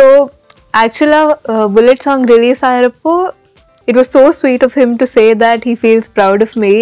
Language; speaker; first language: Tamil; non-native, learner; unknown